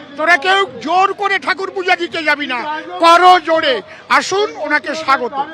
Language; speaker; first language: Bangla; native; Bangla